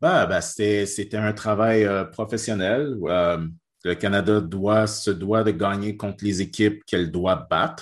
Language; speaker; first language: French; native; French